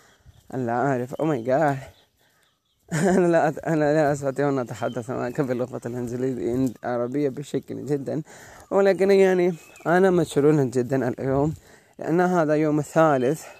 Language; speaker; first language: Arabic; non-native, learner; Malay